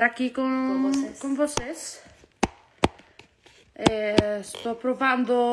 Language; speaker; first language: Portuguese; non-native, learner; Spanish